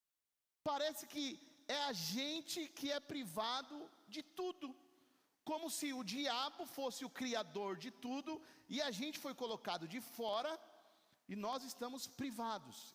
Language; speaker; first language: Portuguese; native; Portuguese